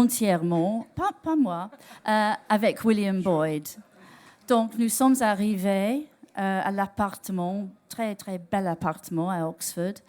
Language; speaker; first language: French; non-native, learner; English